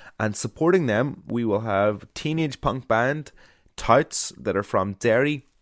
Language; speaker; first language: English; native; English